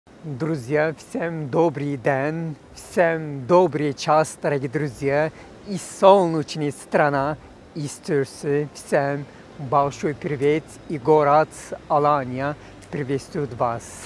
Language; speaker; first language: Russian; non-native, fluent; Turkish